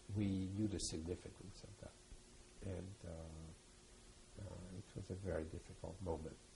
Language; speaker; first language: English; early bilingual, other home language; French